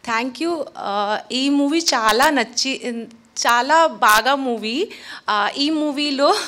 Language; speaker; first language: Telugu; non-native, learner; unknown